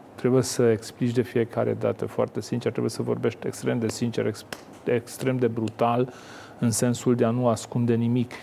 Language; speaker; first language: Romanian; non-native, local second language; Hungarian